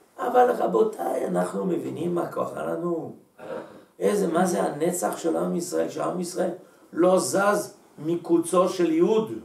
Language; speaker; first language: Hebrew; native; Hebrew